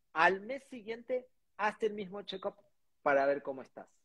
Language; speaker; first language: Spanish; native; Spanish